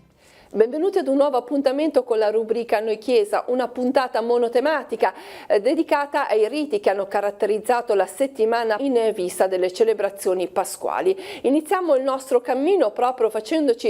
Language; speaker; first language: Italian; native; Italian